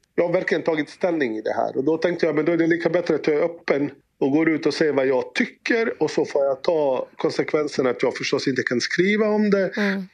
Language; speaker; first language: Swedish; early bilingual, other home language; Bosnian